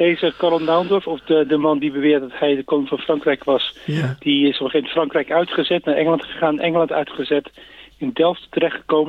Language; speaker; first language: Dutch; native; Dutch